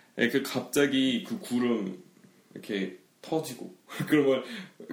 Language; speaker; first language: Korean; non-native, fluent; English